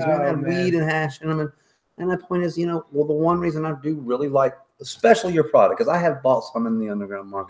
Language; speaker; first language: English; native; English